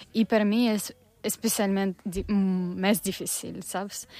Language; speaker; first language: Catalan; non-native, learner; Russian